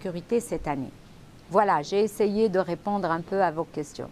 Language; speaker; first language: French; non-native, local second language; Arabic